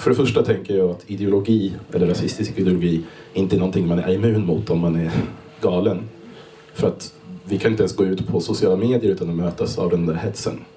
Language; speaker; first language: Swedish; native; Swedish